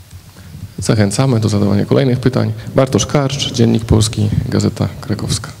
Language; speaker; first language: Polish; native; Polish